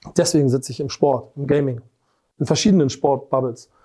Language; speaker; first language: German; native; German